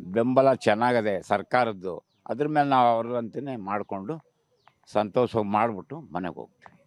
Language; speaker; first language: Kannada; native; Kannada